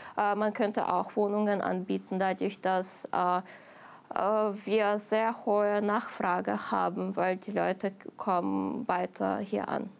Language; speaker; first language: German; non-native, fluent; Ukrainian